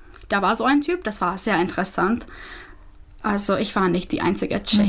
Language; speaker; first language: German; non-native, fluent; Czech